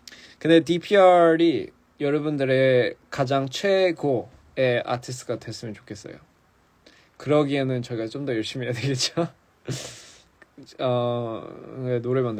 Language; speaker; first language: Korean; early bilingual, heritage; English